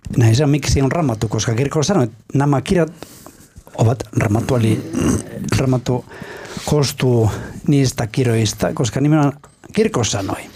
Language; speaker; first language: Finnish; non-native, fluent; Spanish